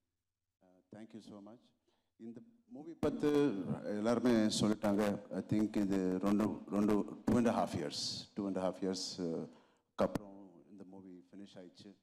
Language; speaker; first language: Tamil; non-native, local second language; Telugu